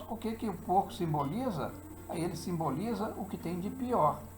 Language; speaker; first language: Portuguese; native; Portuguese